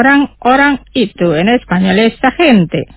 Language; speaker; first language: Spanish; non-native, fluent; Indonesian